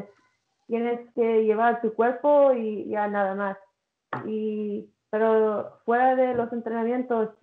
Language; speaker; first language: Spanish; early bilingual, heritage; English